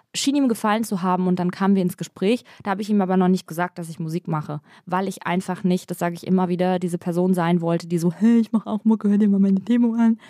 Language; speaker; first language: German; native; German